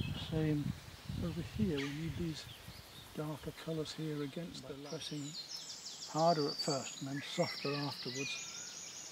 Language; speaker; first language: English; native; English